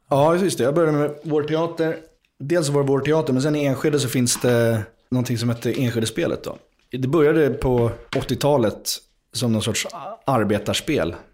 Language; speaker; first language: Swedish; native; Swedish